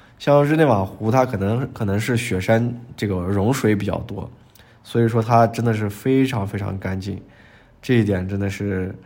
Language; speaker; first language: Chinese; native; Chinese